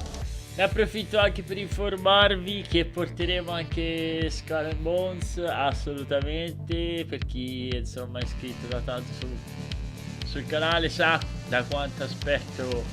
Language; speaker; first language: Italian; native; Italian